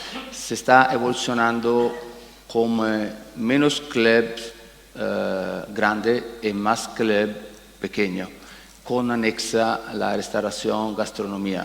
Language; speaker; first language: Spanish; non-native, learner; Italian